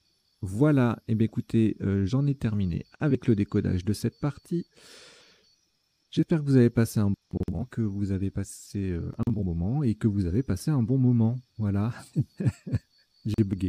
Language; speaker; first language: French; native; French